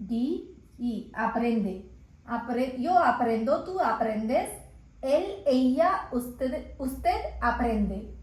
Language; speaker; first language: Spanish; non-native, fluent; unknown